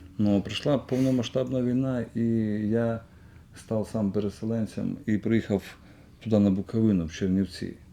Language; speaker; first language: Ukrainian; non-native, local second language; Russian